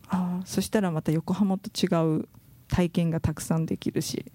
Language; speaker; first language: Japanese; native; Japanese